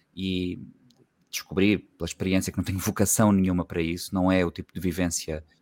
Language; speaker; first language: Portuguese; native; Portuguese